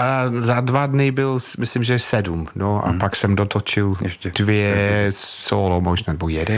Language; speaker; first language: Czech; non-native, fluent; English